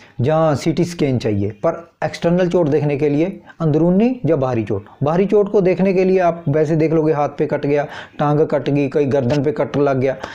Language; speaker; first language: Hindi; non-native, local second language; Punjabi